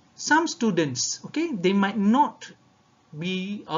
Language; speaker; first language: English; non-native, local second language; Tamil